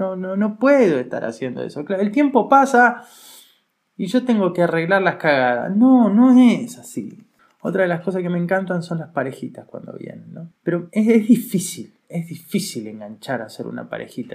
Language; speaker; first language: Spanish; native; Spanish